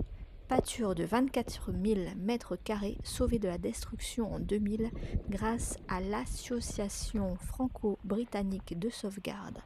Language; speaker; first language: French; native; French